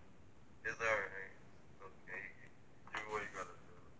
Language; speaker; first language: English; native; English